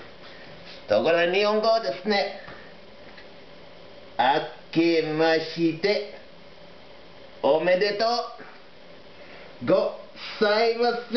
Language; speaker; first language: Japanese; non-native, learner; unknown